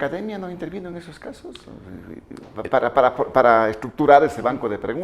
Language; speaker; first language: Spanish; native; Spanish